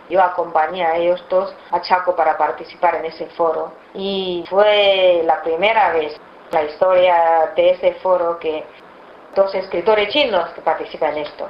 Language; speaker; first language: Spanish; non-native, fluent; Chinese